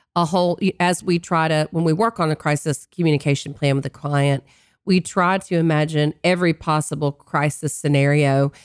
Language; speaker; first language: English; native; English